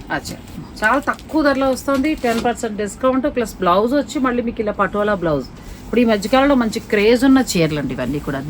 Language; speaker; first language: Telugu; native; Telugu